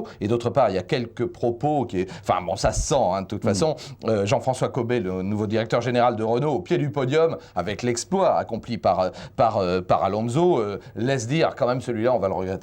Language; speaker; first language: French; native; French